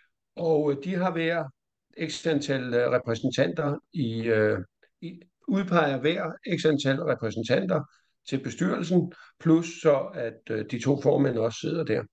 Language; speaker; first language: Danish; native; Danish